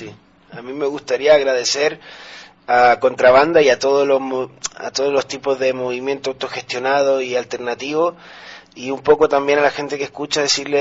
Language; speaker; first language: Spanish; native; Spanish